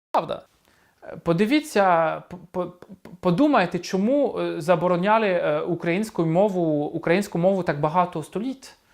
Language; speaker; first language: Ukrainian; non-native, fluent; French